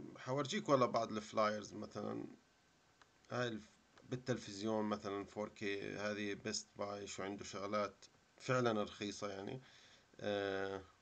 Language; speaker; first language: Arabic; native; Arabic